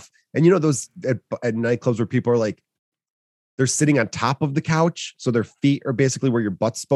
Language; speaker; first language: English; native; English